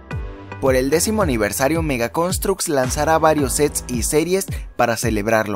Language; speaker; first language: Spanish; native; Spanish